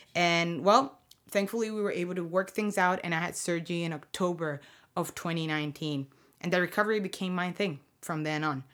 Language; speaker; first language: English; non-native, fluent; Spanish